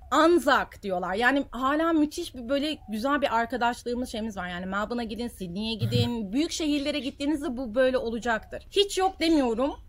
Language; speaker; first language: Turkish; native; Turkish